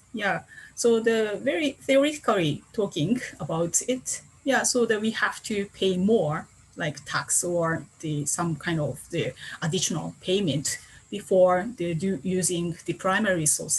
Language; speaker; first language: English; non-native, fluent; Japanese